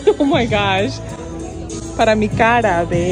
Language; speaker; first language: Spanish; non-native, local second language; English